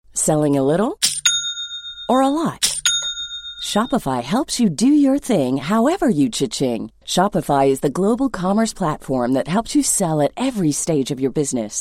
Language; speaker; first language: English; native; English